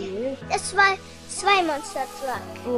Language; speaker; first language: German; early bilingual, other home language; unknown